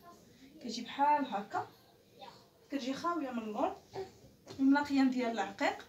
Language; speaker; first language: Arabic; native; Arabic